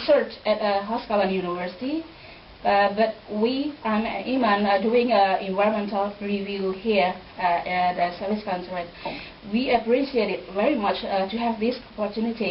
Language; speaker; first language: English; non-native, fluent; Indonesian